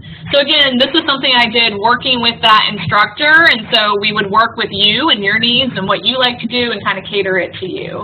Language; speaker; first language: English; native; English